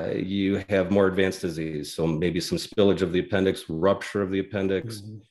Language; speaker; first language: English; native; English